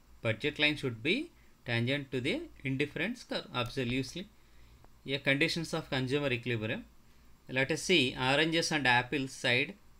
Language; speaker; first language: English; non-native, local second language; Telugu